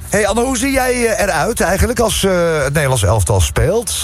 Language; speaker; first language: Dutch; native; Dutch